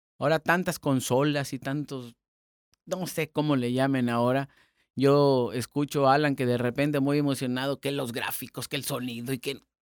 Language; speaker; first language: Spanish; native; Spanish